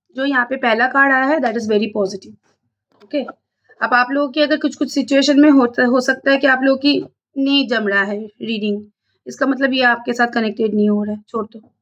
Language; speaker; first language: Hindi; non-native, local second language; Bangla